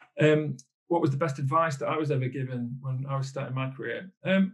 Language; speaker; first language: English; native; English